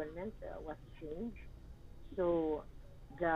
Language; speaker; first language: English; non-native, local second language; Hiligaynon